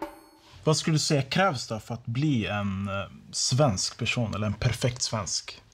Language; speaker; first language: Swedish; early bilingual, other home language; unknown